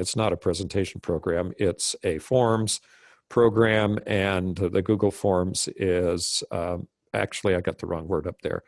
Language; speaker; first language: English; native; English